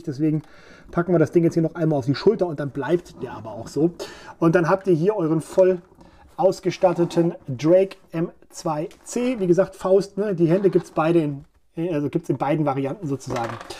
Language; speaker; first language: German; native; German